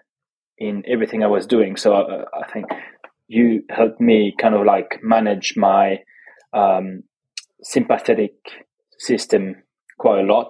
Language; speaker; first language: English; non-native, fluent; French